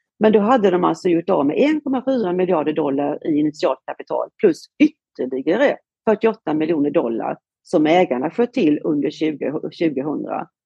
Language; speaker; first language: Swedish; native; Swedish